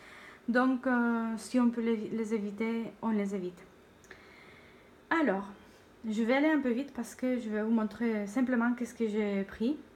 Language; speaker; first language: French; non-native, fluent; Spanish